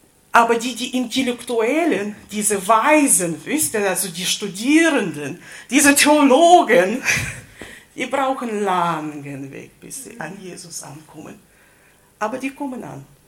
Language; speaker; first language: German; non-native, fluent; Russian